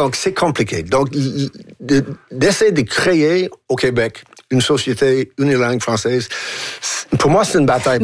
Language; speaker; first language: French; native; French